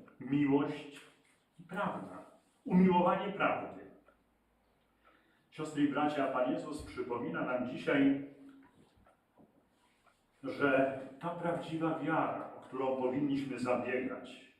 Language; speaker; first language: Polish; native; Polish